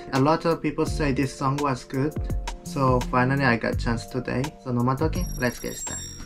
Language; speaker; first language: English; non-native, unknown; Japanese